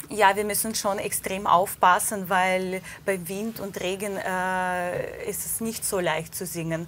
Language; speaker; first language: German; non-native, fluent; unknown